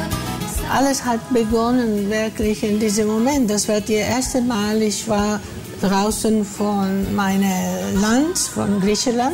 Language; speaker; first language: German; non-native, fluent; Greek